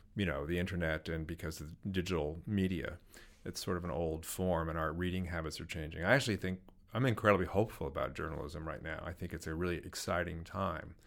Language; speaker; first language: English; native; English